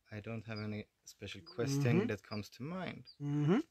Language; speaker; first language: English; non-native, fluent; Swedish